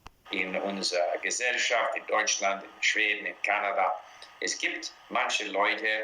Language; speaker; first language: German; non-native, learner; English